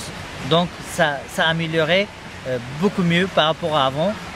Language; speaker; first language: French; non-native, fluent; Nepali